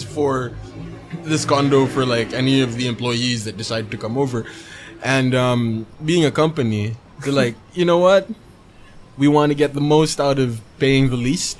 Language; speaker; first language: English; non-native, local second language; Cebuano